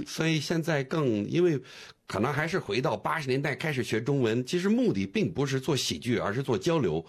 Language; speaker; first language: Chinese; non-native, fluent; English